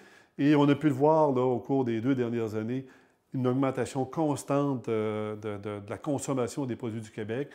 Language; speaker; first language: French; native; French